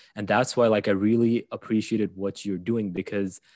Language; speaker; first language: English; early bilingual, other home language; Arabic